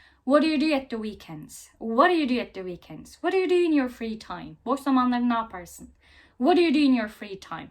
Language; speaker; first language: English; non-native, fluent; Turkish